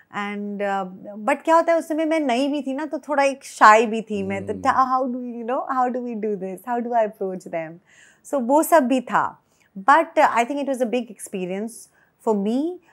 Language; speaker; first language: Hindi; native; Hindi